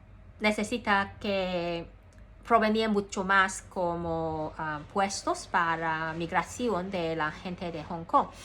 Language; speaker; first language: Spanish; non-native, learner; Cantonese